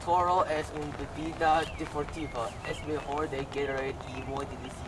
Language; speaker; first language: Spanish; non-native, learner; English